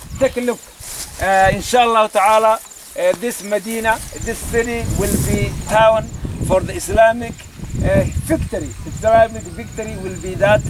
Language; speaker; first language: English; non-native, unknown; Oromo